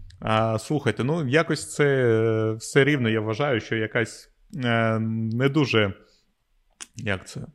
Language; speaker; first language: Ukrainian; non-native, local second language; Russian